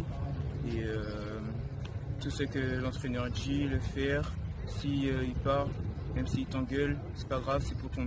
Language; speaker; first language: French; native; French